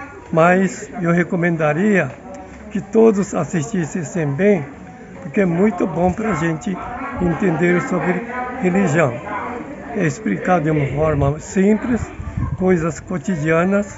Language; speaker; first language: Portuguese; non-native, fluent; Japanese